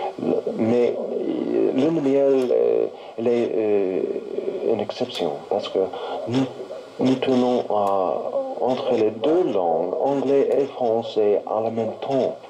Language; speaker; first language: French; non-native, learner; English